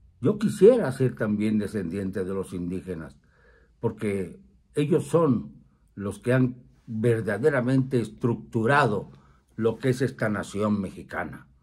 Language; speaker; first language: Spanish; native; Spanish